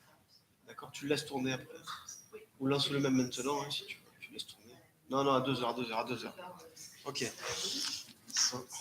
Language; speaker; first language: French; native; French